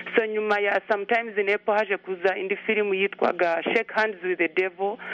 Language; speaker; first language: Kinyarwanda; early bilingual, heritage; Kinyarwanda